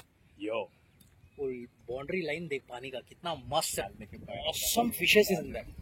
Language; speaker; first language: Hindi; non-native, local second language; Telugu